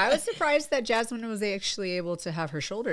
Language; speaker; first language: English; native; English